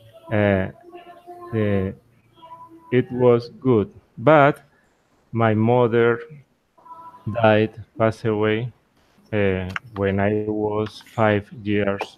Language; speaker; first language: English; non-native, learner; Spanish